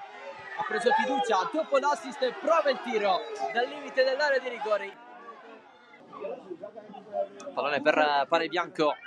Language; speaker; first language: Italian; native; Italian